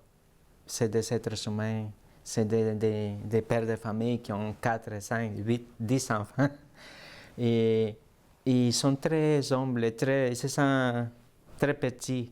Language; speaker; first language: French; native; French